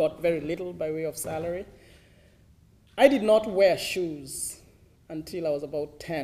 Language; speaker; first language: English; non-native, local second language; Kikuyu